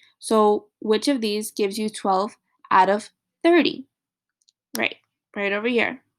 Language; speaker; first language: English; native; English